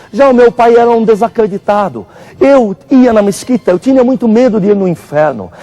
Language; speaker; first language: Portuguese; non-native, fluent; Arabic